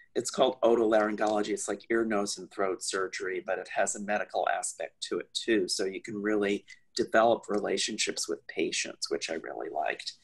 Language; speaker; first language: English; native; English